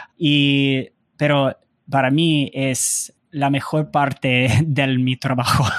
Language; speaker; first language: Spanish; non-native, learner; English